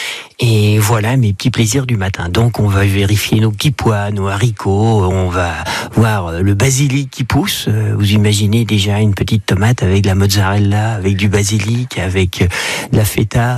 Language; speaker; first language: French; native; French